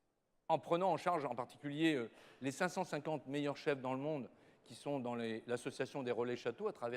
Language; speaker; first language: French; native; French